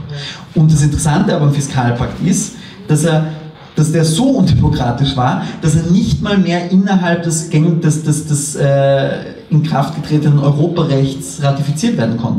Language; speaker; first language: German; native; German